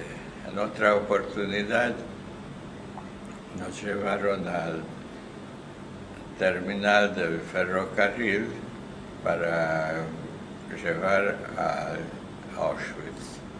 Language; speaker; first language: Spanish; non-native, fluent; Hungarian